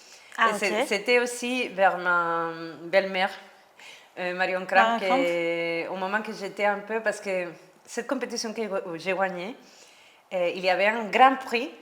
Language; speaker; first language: French; non-native, learner; Spanish